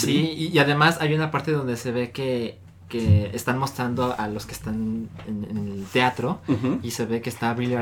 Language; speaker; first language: Spanish; native; Spanish